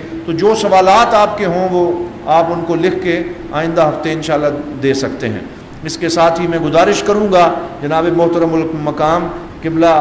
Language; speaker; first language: Urdu; native; Urdu